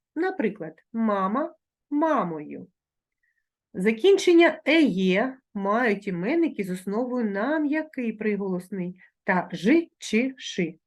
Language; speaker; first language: Ukrainian; native; Ukrainian